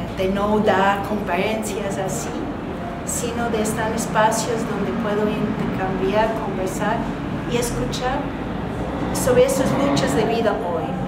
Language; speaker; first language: Spanish; non-native, fluent; English